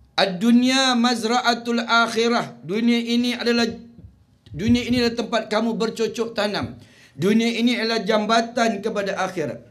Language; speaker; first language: Malay; native; Malay